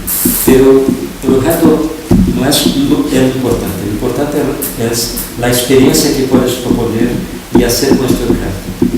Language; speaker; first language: Spanish; non-native, fluent; Portuguese